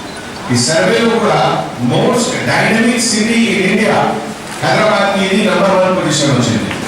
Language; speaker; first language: Telugu; non-native, fluent; Hindi